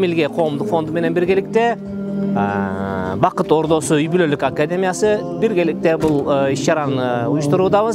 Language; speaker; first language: Kyrgyz; native; Kyrgyz